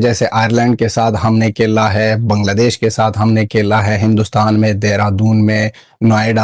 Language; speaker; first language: Hindi; non-native, fluent; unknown